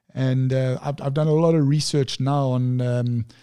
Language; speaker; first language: English; native; English